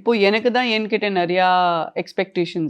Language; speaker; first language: Tamil; non-native, local second language; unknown